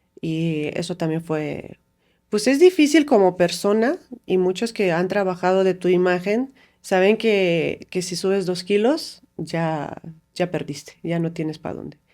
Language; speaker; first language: Spanish; non-native, fluent; Romanian